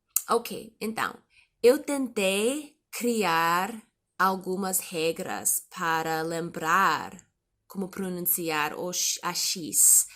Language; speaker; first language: Portuguese; non-native, learner; English